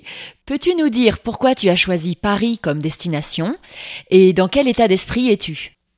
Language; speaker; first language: French; native; French